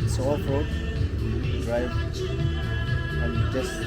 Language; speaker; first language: English; non-native, fluent; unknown